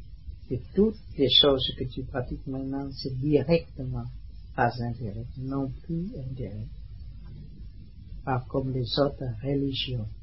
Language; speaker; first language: French; non-native, learner; Vietnamese